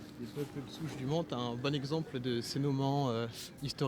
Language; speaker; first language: French; native; French